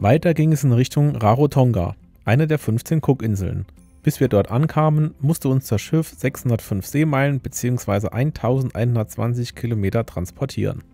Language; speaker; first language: German; native; German